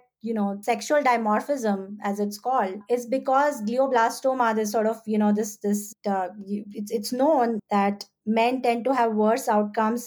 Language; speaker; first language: English; non-native, local second language; Hindi